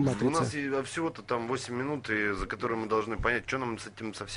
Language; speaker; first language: Russian; native; Russian